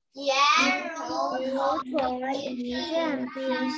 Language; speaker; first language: Chinese; early bilingual, heritage; Chinese